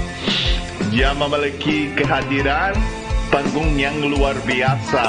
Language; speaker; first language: Indonesian; non-native, fluent; Portuguese